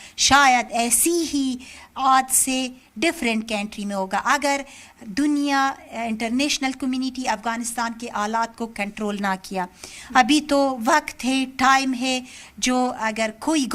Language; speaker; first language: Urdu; non-native, learner; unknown